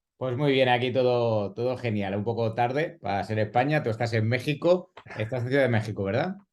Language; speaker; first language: Spanish; native; Spanish